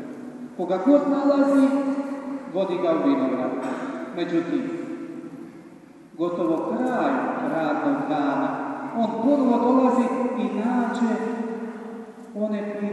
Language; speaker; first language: Serbian; native; Serbian